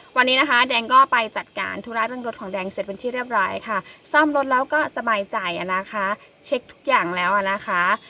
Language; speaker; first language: Thai; native; Thai